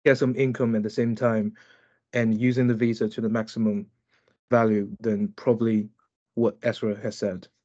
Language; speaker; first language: English; non-native, fluent; Chinese